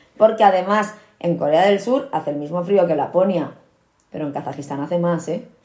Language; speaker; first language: Spanish; early bilingual, other home language; Korean